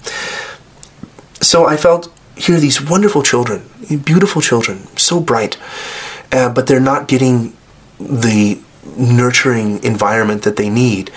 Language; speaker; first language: English; native; English